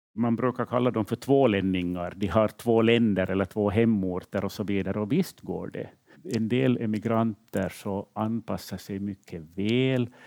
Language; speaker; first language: Swedish; native; Swedish